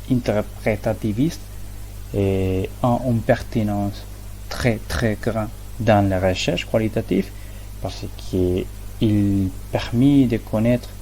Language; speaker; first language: French; non-native, learner; Spanish